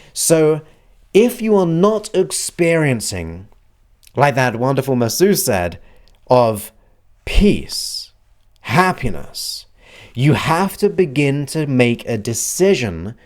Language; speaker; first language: English; native; English